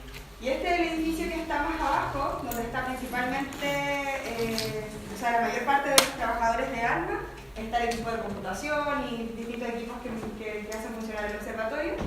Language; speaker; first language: Spanish; native; Spanish